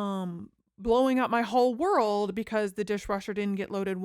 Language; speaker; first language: English; native; English